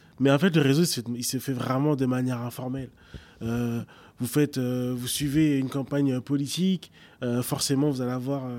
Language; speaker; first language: French; early bilingual, other home language; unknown